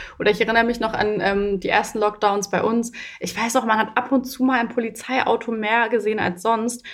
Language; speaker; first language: German; early bilingual, other home language; Persian